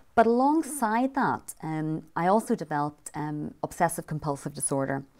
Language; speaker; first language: English; native; English